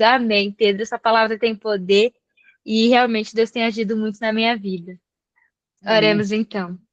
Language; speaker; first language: Portuguese; native; Portuguese